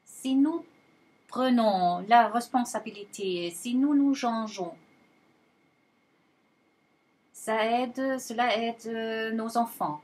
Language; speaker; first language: French; non-native, fluent; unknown